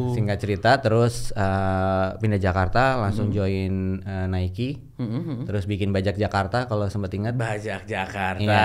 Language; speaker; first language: Indonesian; native; Indonesian